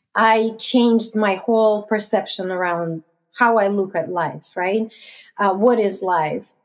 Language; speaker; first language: English; non-native, fluent; Russian